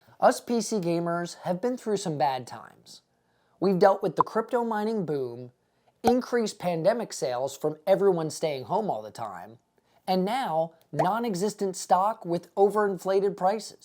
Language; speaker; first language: English; native; English